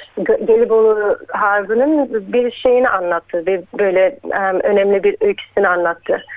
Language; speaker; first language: Turkish; early bilingual, heritage; Turkish